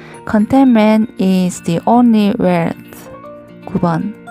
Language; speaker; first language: English; non-native, learner; Korean